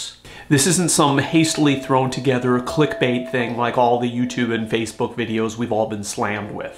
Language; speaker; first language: English; native; English